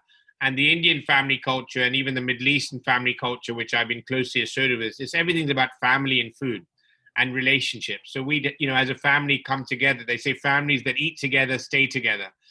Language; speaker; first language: English; native; English